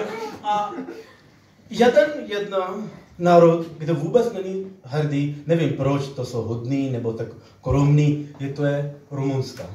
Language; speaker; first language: Czech; non-native, learner; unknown